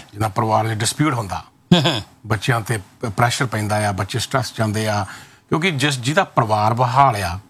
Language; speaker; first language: Punjabi; early bilingual, heritage; Punjabi